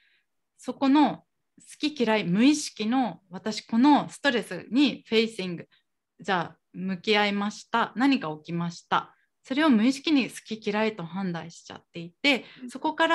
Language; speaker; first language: Japanese; native; Japanese